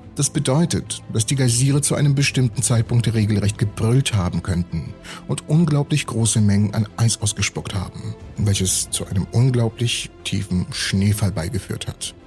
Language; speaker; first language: German; early bilingual, other home language; Russian